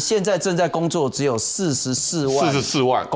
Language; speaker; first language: Chinese; native; Chinese